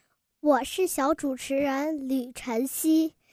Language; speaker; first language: Chinese; early bilingual, heritage; Chinese